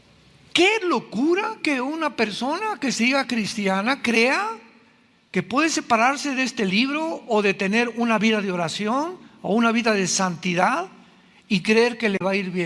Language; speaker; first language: Spanish; native; Spanish